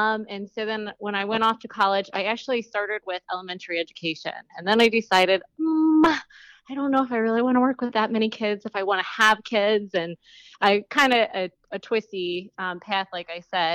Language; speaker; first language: English; native; English